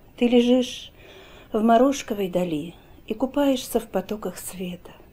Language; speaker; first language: Russian; native; Russian